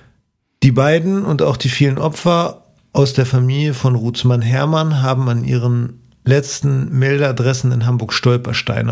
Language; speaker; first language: German; native; German